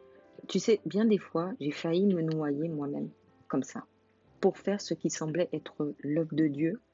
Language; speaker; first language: French; native; French